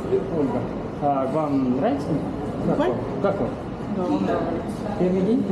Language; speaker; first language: Russian; non-native, local second language; Kazakh